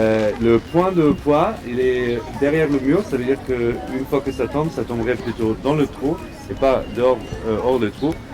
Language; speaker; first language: French; non-native, fluent; German